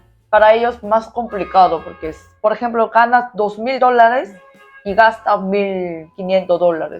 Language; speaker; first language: Spanish; non-native, learner; Korean